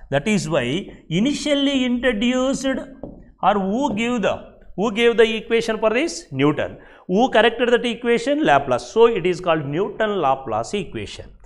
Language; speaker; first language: English; non-native, local second language; Telugu